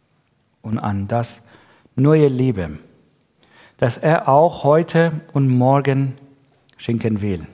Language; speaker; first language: German; non-native, learner; Persian